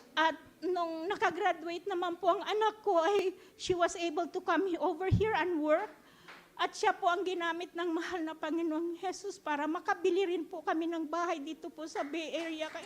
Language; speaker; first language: Filipino; native; Filipino